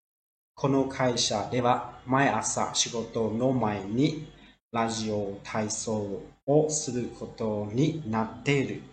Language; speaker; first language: Japanese; non-native, fluent; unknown